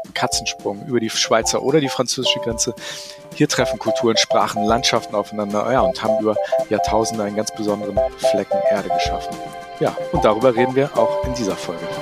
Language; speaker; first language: German; native; German